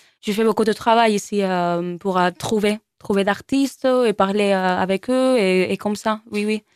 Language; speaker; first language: French; non-native, learner; Spanish